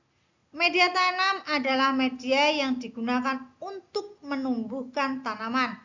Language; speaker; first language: Indonesian; native; Indonesian